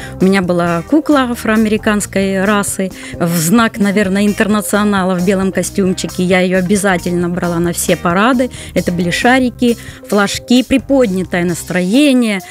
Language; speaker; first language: Russian; native; Russian